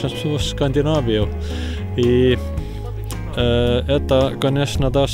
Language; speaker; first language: Russian; non-native, fluent; Estonian